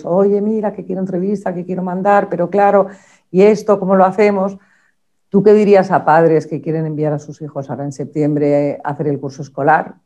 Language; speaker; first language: Spanish; native; Spanish